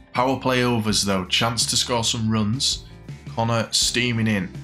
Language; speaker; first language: English; native; English